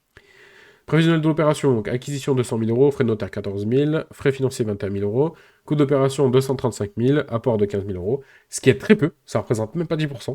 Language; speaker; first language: French; native; French